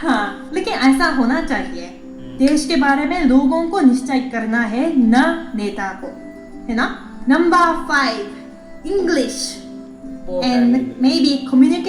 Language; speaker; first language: Hindi; non-native, fluent; Japanese